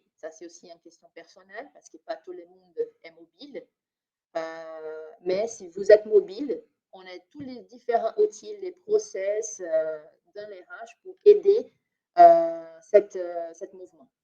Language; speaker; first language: French; non-native, fluent; Portuguese